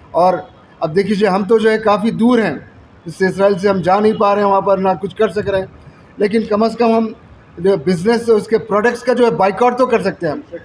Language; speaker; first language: Urdu; native; Urdu